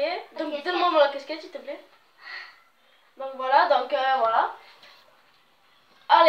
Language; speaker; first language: French; native; French